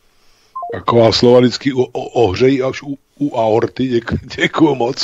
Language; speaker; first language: Czech; native; Czech